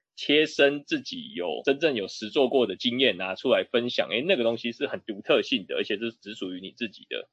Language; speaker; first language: Chinese; native; Chinese